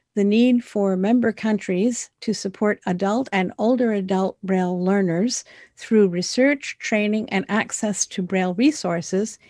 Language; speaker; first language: English; native; English